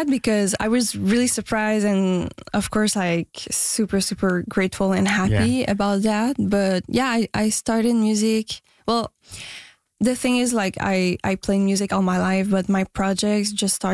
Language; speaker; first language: English; non-native, fluent; French